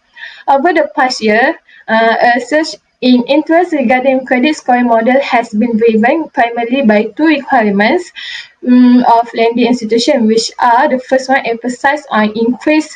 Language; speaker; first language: English; non-native, local second language; Malay